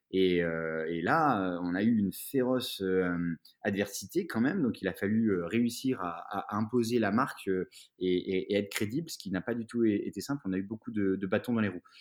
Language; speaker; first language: French; native; French